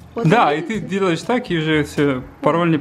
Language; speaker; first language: Russian; native; Russian